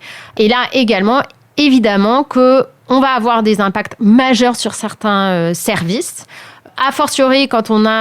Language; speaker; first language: French; native; French